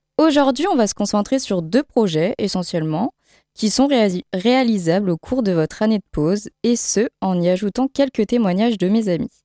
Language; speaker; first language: French; native; French